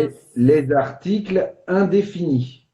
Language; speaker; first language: French; non-native, fluent; Portuguese